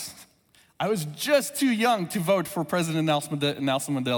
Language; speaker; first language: English; non-native, local second language; Afrikaans